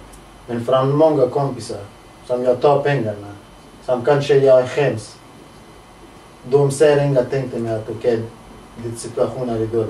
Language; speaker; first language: Swedish; non-native, learner; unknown